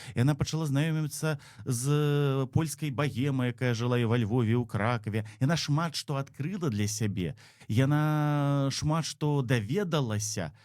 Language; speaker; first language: Belarusian; native; Belarusian